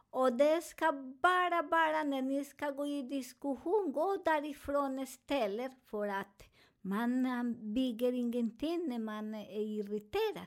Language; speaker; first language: Swedish; non-native, learner; Spanish